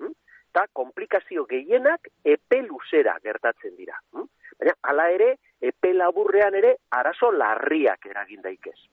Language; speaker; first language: Basque; native; Basque